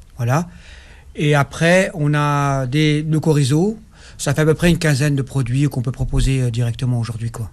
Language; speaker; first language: French; non-native, local second language; Kabyle